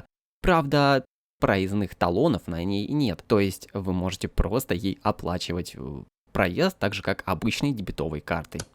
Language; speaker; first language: Russian; native; Russian